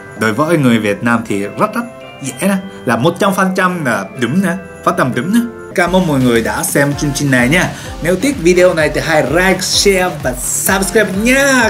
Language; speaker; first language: Vietnamese; non-native, learner; Japanese